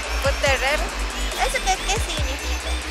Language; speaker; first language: Spanish; non-native, learner; Korean